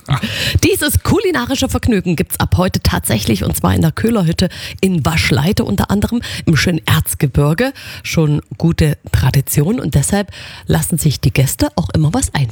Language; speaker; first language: German; native; German